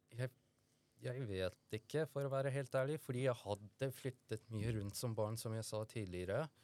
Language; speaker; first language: Norwegian; early bilingual, other home language; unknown